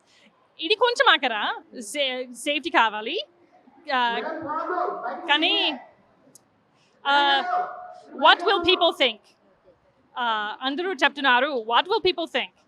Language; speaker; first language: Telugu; non-native, learner; English